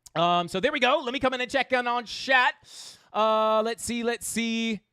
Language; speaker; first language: English; native; English